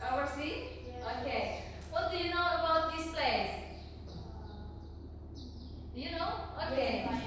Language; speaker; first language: English; non-native, learner; Indonesian